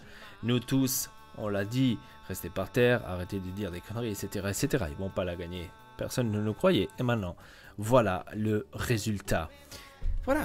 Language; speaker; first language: French; native; French